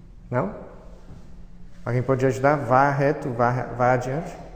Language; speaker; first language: Portuguese; non-native, fluent; English